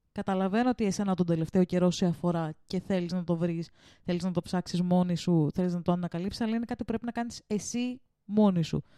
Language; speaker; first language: Greek; early bilingual, heritage; Greek